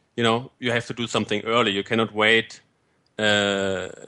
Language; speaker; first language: English; non-native, fluent; German